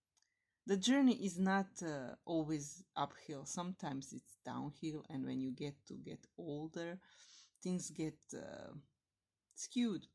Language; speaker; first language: English; non-native, fluent; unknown